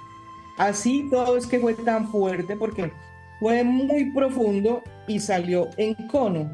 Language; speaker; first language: Spanish; native; Spanish